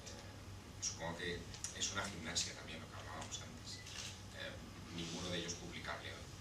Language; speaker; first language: Spanish; native; Spanish